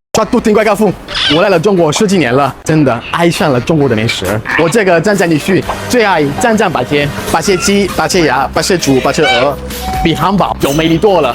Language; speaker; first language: Chinese; non-native, fluent; Italian